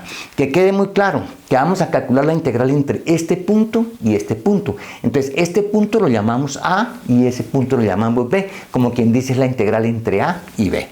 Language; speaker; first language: Spanish; native; Spanish